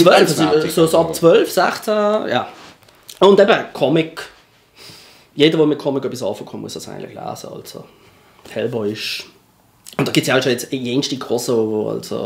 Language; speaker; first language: German; native; German